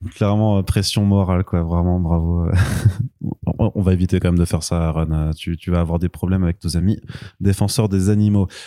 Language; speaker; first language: French; native; French